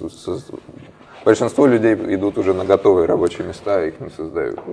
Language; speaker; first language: Russian; native; Russian